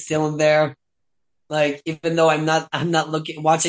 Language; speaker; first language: English; non-native, fluent; French